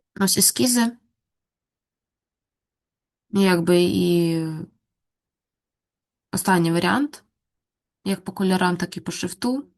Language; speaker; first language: Ukrainian; native; Ukrainian